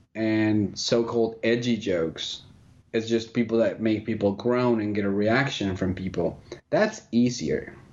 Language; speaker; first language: English; non-native, fluent; Spanish